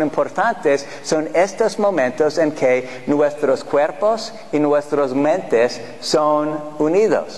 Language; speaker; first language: Spanish; non-native, fluent; English